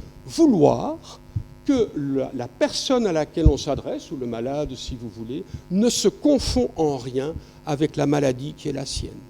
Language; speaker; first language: French; native; French